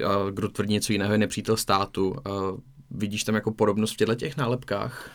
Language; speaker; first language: Czech; native; Czech